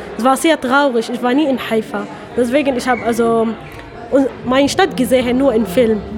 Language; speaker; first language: German; non-native, learner; Arabic